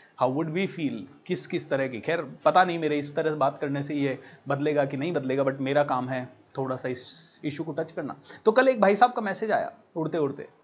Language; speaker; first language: Hindi; native; Hindi